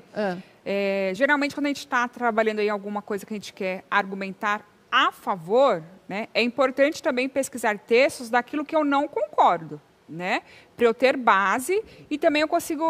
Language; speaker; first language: Portuguese; native; Portuguese